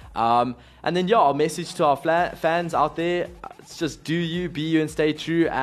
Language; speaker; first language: English; native; English